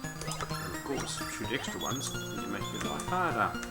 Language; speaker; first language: English; native; English